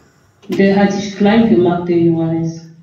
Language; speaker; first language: German; non-native, fluent; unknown